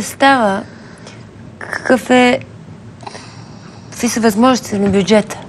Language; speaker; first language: Bulgarian; native; Bulgarian